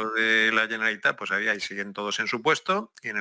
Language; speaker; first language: Spanish; native; Spanish